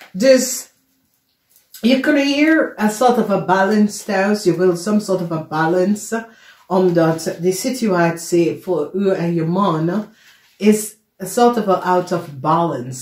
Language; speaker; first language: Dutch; non-native, fluent; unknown